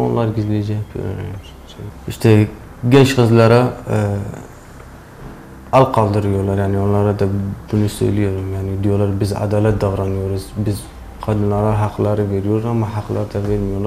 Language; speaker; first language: Turkish; non-native, learner; Kurdish